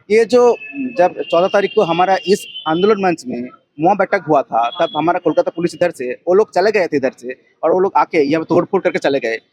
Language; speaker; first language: Hindi; non-native, local second language; Bangla